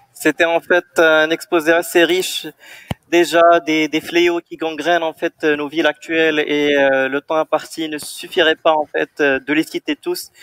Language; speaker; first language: French; non-native, local second language; Arabic